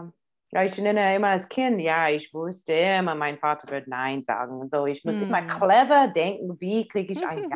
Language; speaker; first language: German; non-native, fluent; English